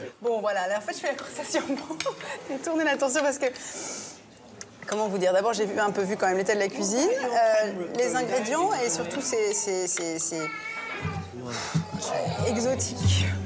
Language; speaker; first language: French; native; French